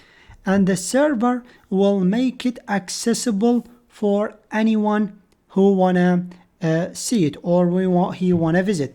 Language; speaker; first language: English; non-native, fluent; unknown